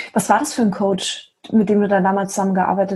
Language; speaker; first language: German; native; German